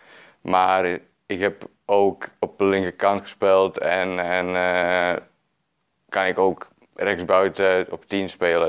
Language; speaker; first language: Dutch; non-native, fluent; Czech